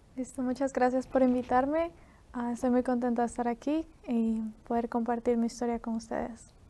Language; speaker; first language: Spanish; native; Spanish